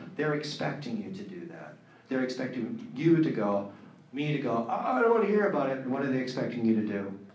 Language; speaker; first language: English; native; English